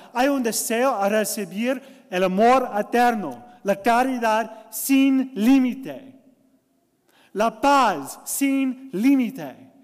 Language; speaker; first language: Spanish; non-native, learner; English